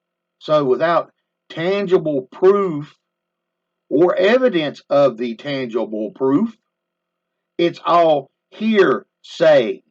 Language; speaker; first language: English; native; English